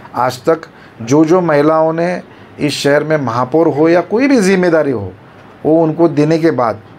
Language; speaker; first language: Hindi; non-native, local second language; Marathi